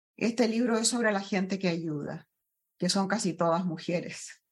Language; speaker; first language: Spanish; native; Spanish